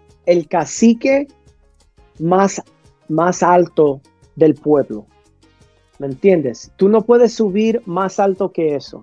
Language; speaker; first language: Spanish; early bilingual, heritage; Spanish